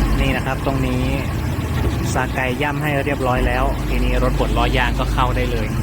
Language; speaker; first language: Thai; native; Thai